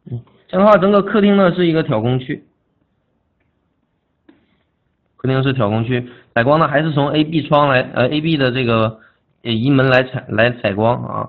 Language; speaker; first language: Chinese; native; Chinese